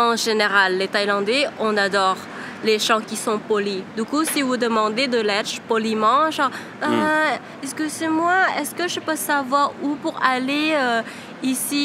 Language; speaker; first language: French; non-native, fluent; Thai